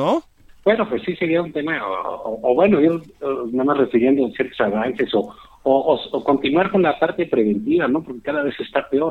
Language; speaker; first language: Spanish; native; Spanish